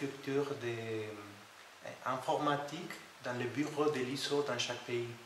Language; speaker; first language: French; non-native, fluent; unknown